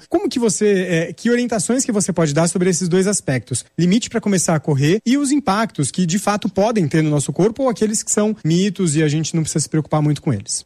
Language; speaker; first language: Portuguese; native; Portuguese